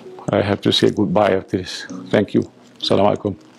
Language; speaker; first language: English; non-native, local second language; Malay